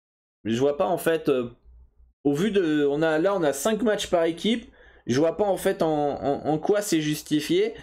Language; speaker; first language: French; native; French